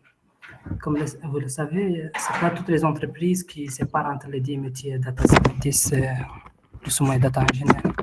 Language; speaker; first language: French; non-native, local second language; Arabic